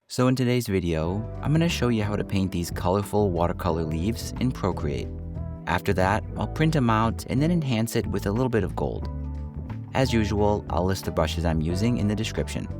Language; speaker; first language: English; native; English